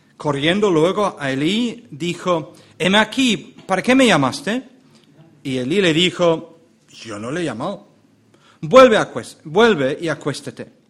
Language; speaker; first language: Spanish; non-native, fluent; English